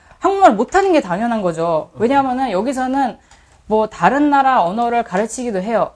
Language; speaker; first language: Korean; early bilingual, heritage; Korean